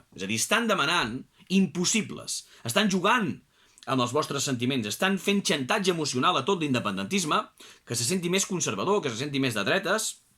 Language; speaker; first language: Catalan; native; Catalan